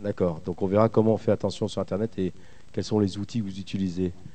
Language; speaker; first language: French; native; French